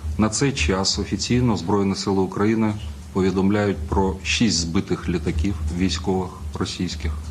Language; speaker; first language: Ukrainian; native; Ukrainian